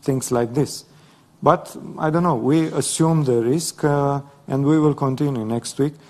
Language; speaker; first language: English; non-native, fluent; Romanian